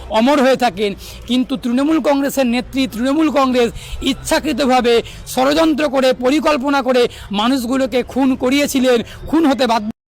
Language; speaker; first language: Bangla; native; Bangla